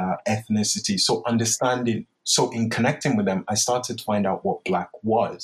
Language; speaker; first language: English; non-native, local second language; Yoruba